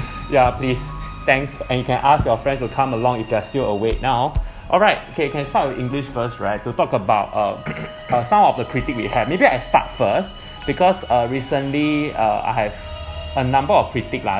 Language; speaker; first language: English; non-native, local second language; Chinese